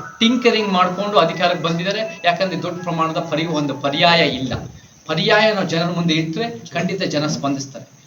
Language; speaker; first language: Kannada; early bilingual, heritage; Kannada